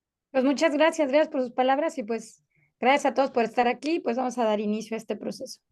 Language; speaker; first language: Spanish; native; Spanish